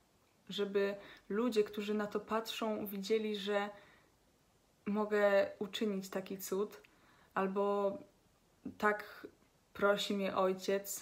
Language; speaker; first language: Polish; native; Polish